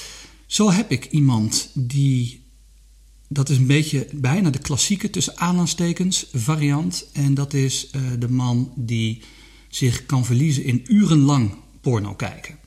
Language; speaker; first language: Dutch; native; Dutch